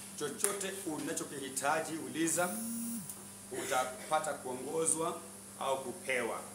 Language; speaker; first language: Swahili; non-native, local second language; Luo (Kenya and Tanzania)